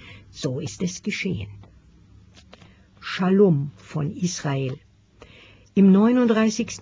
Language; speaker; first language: German; native; German